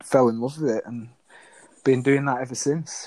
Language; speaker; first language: English; native; English